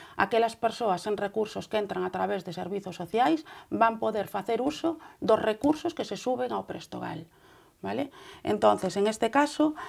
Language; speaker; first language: Galician; native; Galician